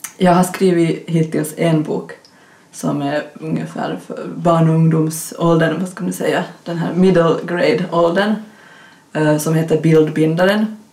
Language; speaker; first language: Swedish; native; Swedish